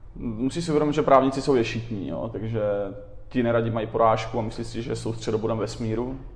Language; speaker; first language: Czech; native; Czech